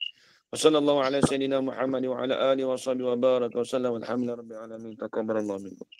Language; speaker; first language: Arabic; non-native, fluent; Malay